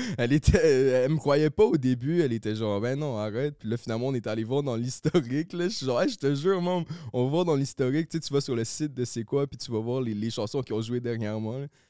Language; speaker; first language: French; native; French